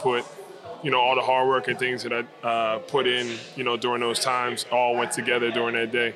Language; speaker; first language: English; native; English